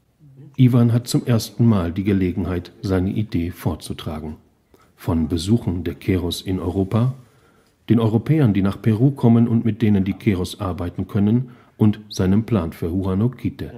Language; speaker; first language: German; native; German